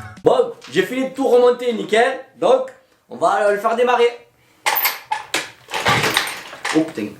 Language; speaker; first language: French; native; French